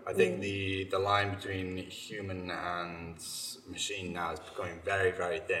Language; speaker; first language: English; native; English